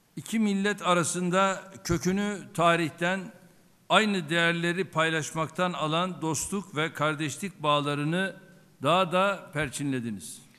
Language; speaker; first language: Turkish; native; Turkish